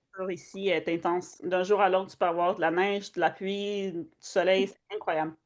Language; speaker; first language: French; early bilingual, other home language; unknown